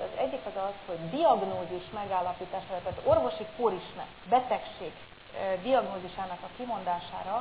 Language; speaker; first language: Hungarian; native; Hungarian